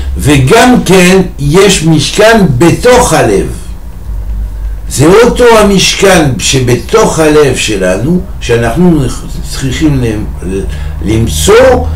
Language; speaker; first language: Hebrew; non-native, fluent; French